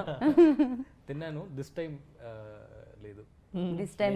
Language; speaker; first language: Telugu; non-native, learner; Tamil